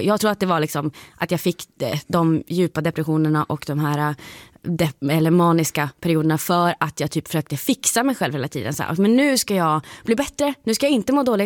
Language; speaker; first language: Swedish; native; Swedish